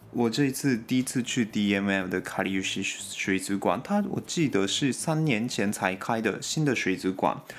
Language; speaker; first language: Chinese; non-native, fluent; Japanese